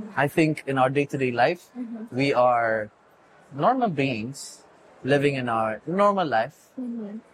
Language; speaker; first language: English; non-native, fluent; Amharic